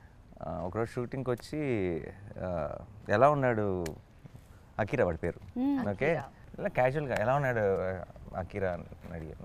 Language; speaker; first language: Telugu; native; Telugu